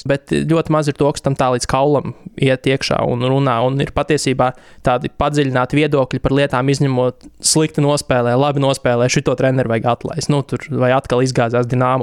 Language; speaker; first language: Latvian; native; Latvian